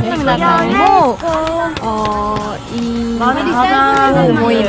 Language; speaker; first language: Japanese; non-native, learner; Korean